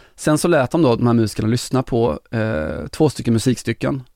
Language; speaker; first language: Swedish; native; Swedish